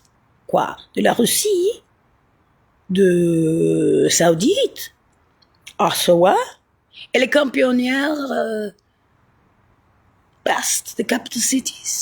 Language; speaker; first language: French; non-native, fluent; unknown